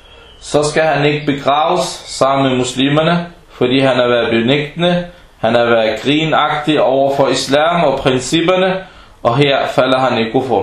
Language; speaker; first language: Danish; non-native, local second language; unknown